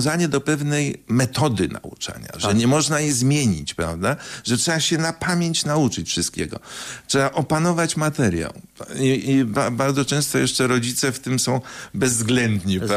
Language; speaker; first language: Polish; native; Polish